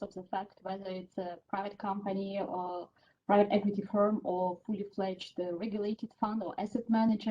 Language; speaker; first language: English; non-native, fluent; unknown